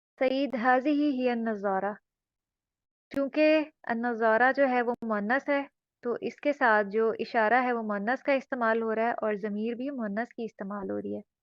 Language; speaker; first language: Urdu; native; Urdu